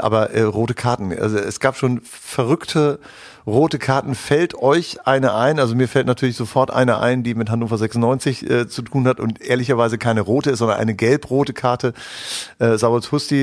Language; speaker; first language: German; native; German